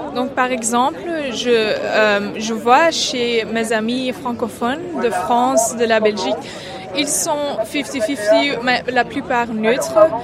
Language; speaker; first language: French; non-native, fluent; Persian